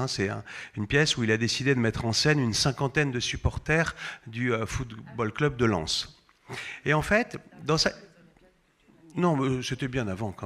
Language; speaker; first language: French; native; French